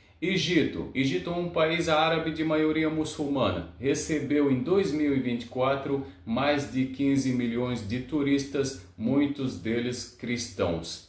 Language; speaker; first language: Portuguese; non-native, learner; Arabic